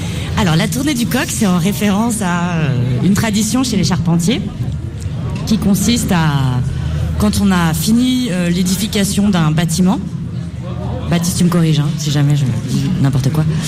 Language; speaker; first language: French; native; French